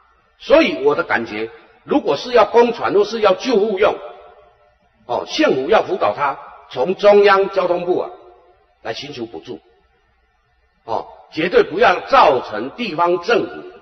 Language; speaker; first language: Chinese; native; Chinese